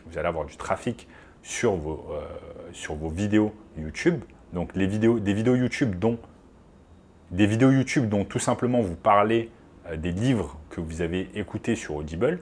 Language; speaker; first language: French; native; French